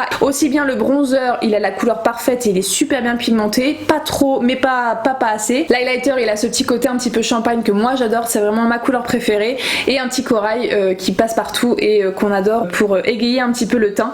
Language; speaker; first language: French; native; French